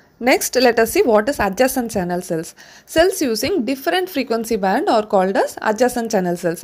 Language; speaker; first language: English; non-native, local second language; Tamil